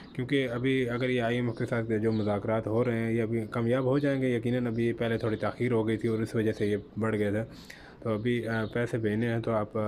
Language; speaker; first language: Urdu; native; Urdu